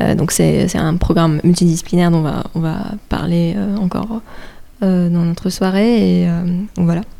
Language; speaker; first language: French; non-native, local second language; Arabic